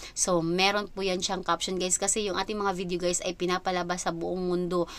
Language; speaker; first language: Filipino; non-native, local second language; Cebuano